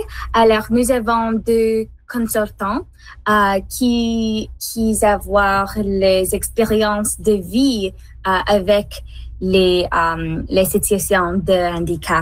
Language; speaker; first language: French; non-native, learner; English